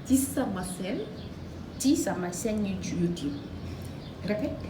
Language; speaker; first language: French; non-native, local second language; Wolof